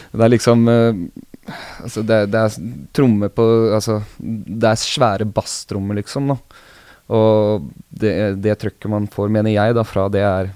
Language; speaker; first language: Norwegian; native; Norwegian